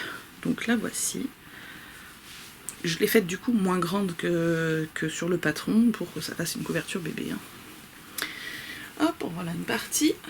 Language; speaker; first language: French; native; French